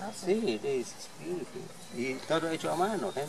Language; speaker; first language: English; non-native, learner; Spanish